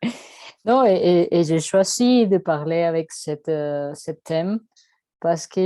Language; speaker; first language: French; non-native, learner; Spanish